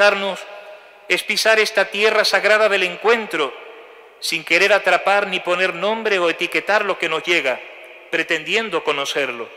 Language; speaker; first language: Spanish; native; Spanish